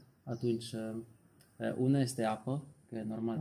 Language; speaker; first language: Romanian; non-native, learner; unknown